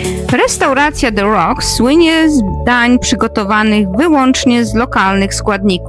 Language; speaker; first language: Polish; native; Polish